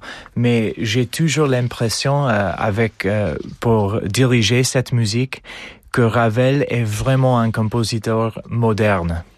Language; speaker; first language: French; non-native, fluent; English